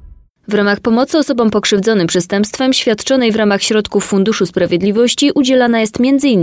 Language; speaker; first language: Polish; native; Polish